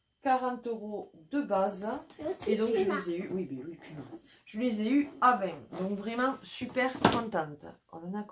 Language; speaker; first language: French; native; French